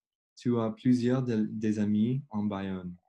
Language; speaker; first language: French; non-native, learner; English